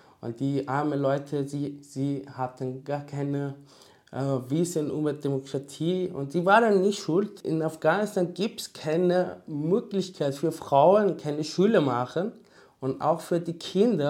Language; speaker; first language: German; non-native, learner; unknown